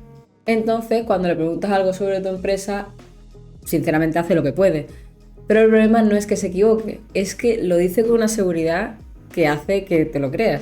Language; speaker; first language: Spanish; native; Spanish